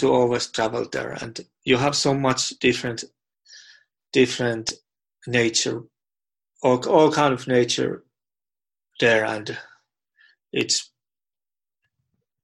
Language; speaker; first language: English; non-native, fluent; Finnish